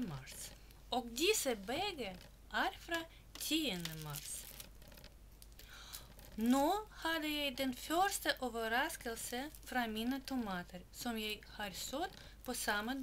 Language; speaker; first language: Norwegian; non-native, learner; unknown